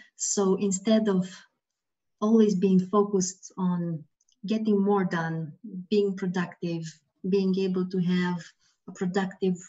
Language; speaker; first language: English; non-native, fluent; Romanian